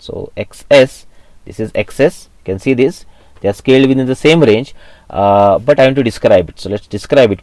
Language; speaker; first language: English; non-native, local second language; Marathi